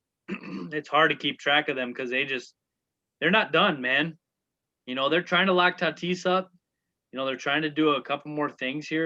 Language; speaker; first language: English; native; English